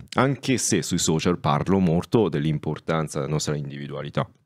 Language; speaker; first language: Italian; non-native, fluent; Japanese